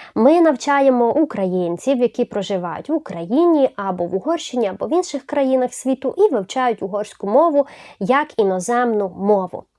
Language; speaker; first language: Ukrainian; non-native, local second language; Hungarian